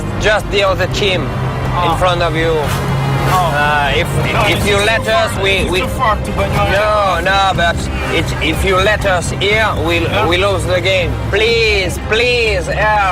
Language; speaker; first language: English; non-native, learner; French